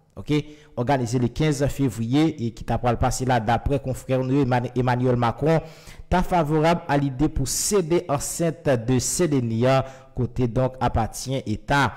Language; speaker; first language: French; non-native, local second language; Haitian Creole